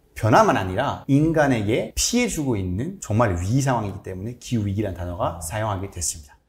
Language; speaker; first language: Korean; non-native, fluent; French